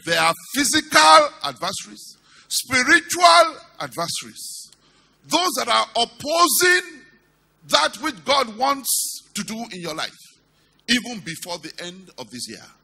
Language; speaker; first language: English; non-native, local second language; Yoruba